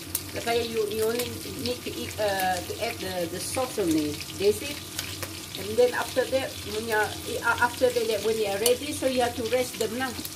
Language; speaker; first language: English; non-native, local second language; Malay